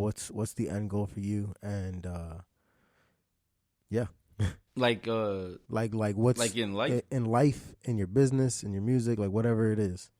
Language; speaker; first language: English; native; English